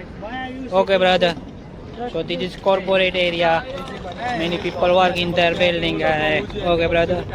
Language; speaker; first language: English; non-native, learner; Gujarati